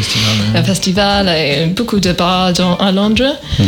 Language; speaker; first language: French; non-native, learner; English